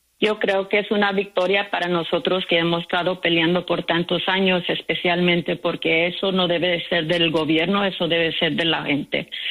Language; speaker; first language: Spanish; early bilingual, heritage; Spanish